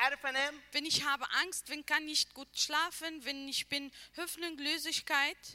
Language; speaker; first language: German; non-native, learner; Arabic